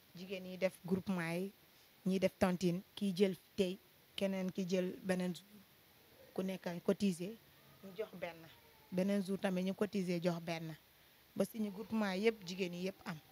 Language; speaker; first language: Wolof; non-native, local second language; Jola-Fonyi